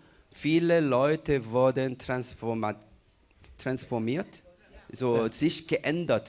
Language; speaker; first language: German; non-native, fluent; Korean